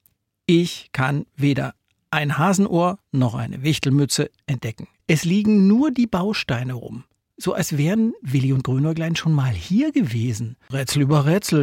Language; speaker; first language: German; native; German